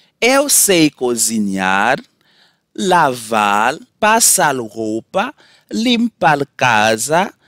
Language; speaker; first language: Portuguese; non-native, learner; Haitian Creole